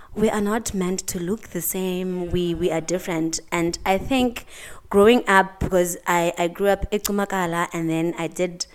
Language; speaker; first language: English; non-native, local second language; Xhosa